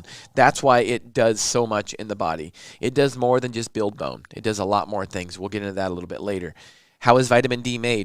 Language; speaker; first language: English; native; English